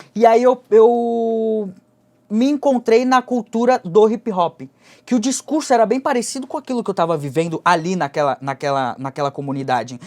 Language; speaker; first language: Portuguese; early bilingual, other home language; Japanese